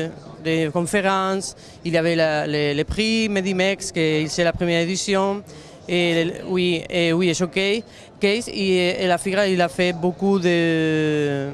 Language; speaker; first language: French; non-native, learner; Catalan